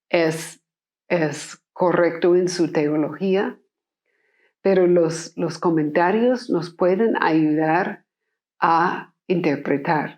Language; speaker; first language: Spanish; non-native, fluent; English